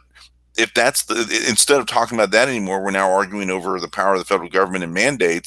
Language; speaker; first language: English; native; English